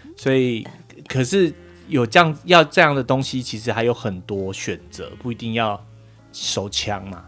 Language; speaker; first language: Chinese; native; Chinese